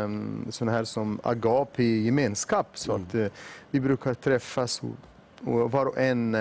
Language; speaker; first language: Swedish; non-native, fluent; Arabic